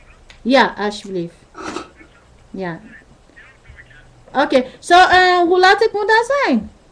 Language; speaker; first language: Dutch; non-native, learner; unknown